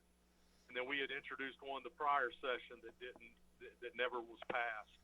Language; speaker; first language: English; native; English